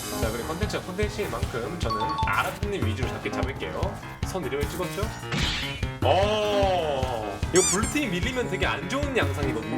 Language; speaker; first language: Korean; native; Korean